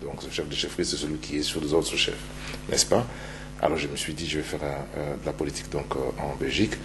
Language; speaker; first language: French; non-native, local second language; Luba-Lulua